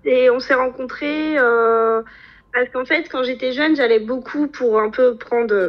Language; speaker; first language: French; native; French